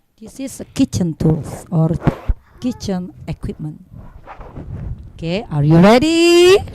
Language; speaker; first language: English; non-native, learner; Indonesian